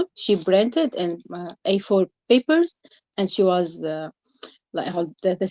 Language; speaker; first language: English; non-native, learner; Arabic